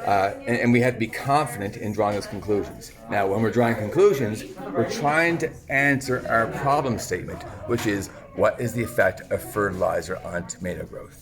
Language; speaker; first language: English; native; English